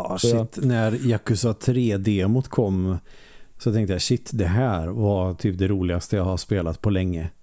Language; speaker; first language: Swedish; native; Swedish